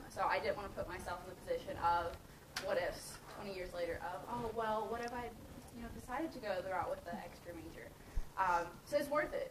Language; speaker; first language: English; native; English